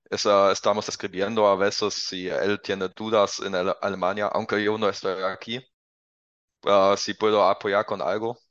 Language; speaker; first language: Spanish; non-native, learner; German